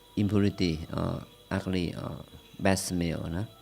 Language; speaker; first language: English; non-native, learner; Thai